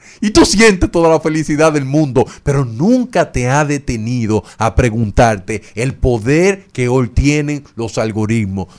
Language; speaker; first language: Spanish; native; Spanish